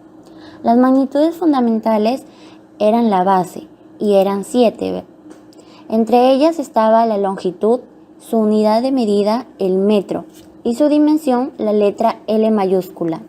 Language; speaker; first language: Spanish; native; Spanish